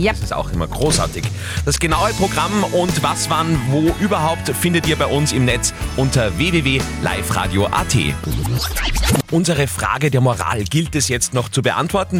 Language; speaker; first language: German; native; German